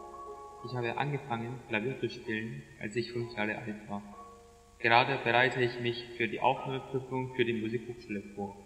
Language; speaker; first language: German; non-native, fluent; Korean